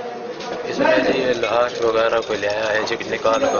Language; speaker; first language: Urdu; non-native, local second language; Punjabi